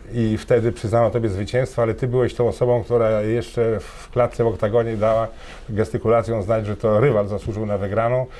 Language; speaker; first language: Polish; native; Polish